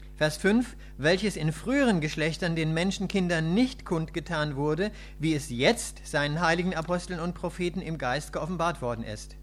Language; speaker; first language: German; native; German